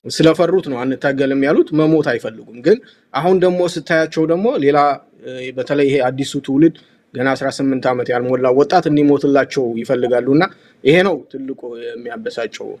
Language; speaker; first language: Amharic; non-native, local second language; Tigrinya